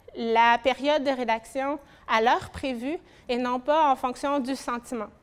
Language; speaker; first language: French; native; French